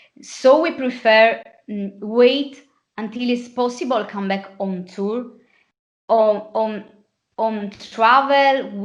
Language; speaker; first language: English; non-native, fluent; Italian